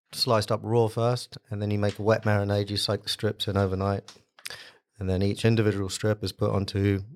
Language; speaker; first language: English; native; English